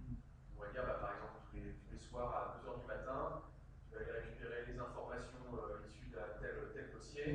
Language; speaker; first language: French; native; French